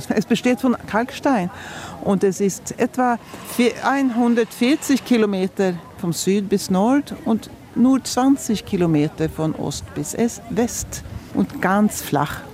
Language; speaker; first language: German; non-native, fluent; Swedish